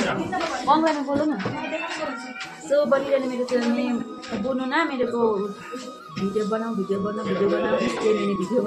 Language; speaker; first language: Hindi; non-native, local second language; Nepali